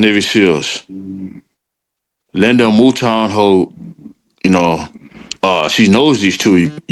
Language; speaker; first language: English; native; English